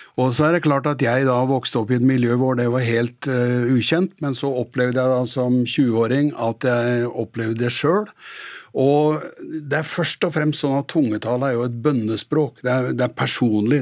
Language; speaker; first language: Norwegian; native; Norwegian